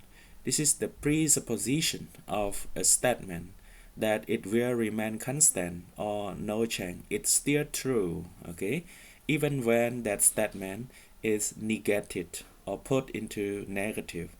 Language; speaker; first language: English; non-native, fluent; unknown